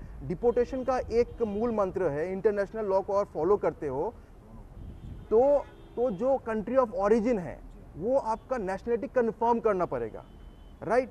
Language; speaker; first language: Urdu; non-native, local second language; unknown